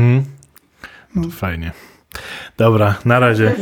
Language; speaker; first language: Polish; early bilingual, heritage; Polish